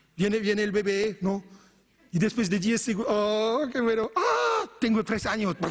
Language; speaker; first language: Spanish; non-native, fluent; French